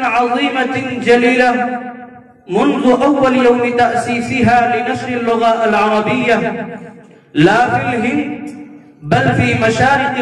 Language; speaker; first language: Arabic; non-native, fluent; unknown